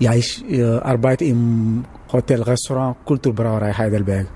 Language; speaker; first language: German; non-native, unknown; Wolof